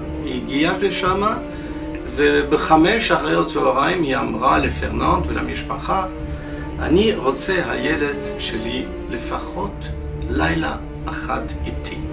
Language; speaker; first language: Hebrew; non-native, fluent; French